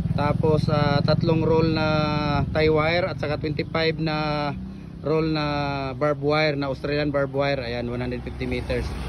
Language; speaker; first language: Filipino; non-native, local second language; Cebuano